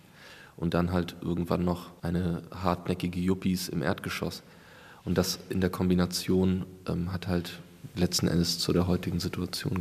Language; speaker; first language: German; native; German